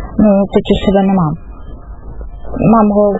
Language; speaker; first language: Czech; non-native, fluent; Russian